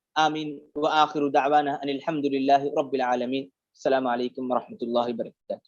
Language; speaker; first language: Urdu; native; Urdu